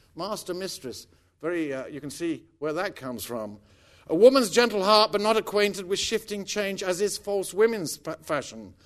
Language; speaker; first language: English; native; English